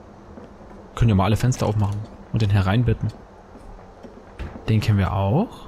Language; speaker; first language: German; native; German